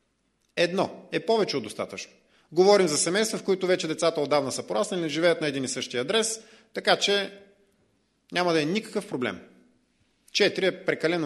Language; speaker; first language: Bulgarian; native; Bulgarian